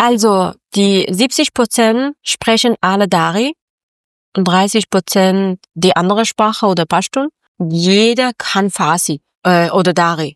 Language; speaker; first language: German; non-native, learner; Persian